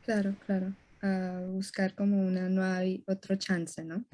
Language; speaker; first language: Spanish; early bilingual, heritage; Spanish